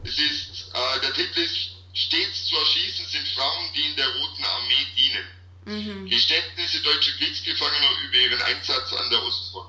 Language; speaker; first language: German; native; German